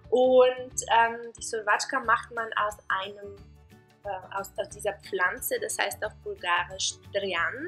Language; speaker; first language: German; non-native, fluent; Bulgarian